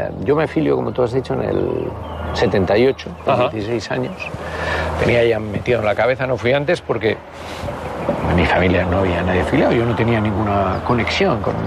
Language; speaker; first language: Spanish; native; Spanish